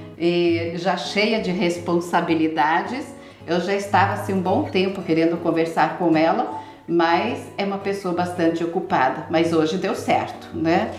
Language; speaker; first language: Portuguese; native; Portuguese